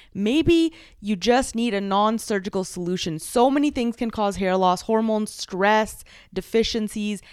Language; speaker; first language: English; early bilingual, other home language; Punjabi